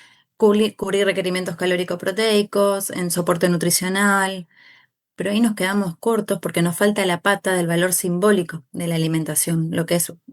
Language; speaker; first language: Spanish; native; Spanish